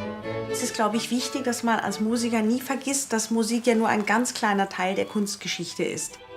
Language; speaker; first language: German; native; German